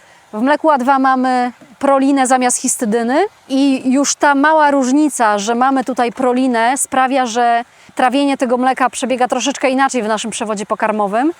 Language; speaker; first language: Polish; native; Polish